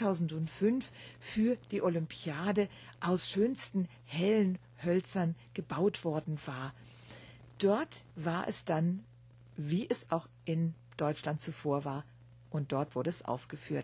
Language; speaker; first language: German; native; German